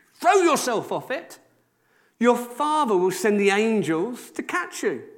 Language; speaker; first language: English; native; English